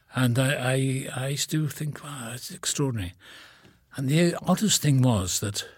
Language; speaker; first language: English; native; English